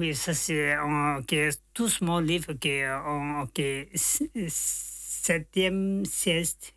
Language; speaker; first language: French; non-native, learner; Tibetan